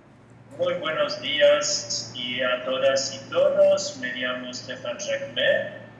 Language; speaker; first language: Spanish; non-native, fluent; French